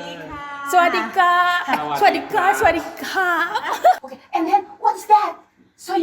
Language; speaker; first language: English; non-native, learner; Indonesian